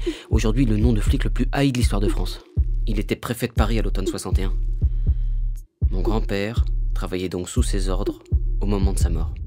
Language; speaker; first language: French; native; French